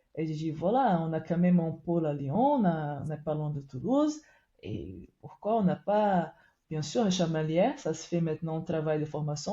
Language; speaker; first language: French; non-native, fluent; Portuguese